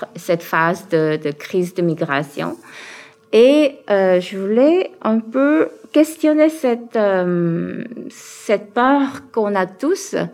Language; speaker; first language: French; early bilingual, other home language; Korean